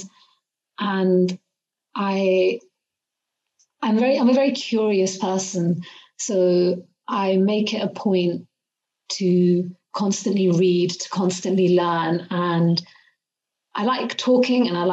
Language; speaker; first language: English; native; English